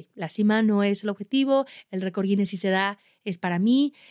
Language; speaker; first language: Spanish; native; Spanish